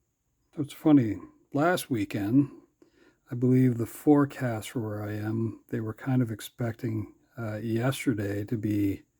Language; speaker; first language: English; native; English